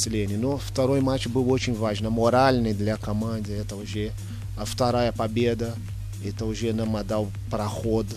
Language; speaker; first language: Russian; non-native, fluent; Portuguese